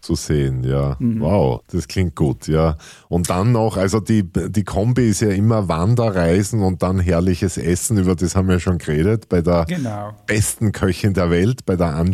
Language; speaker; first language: German; native; German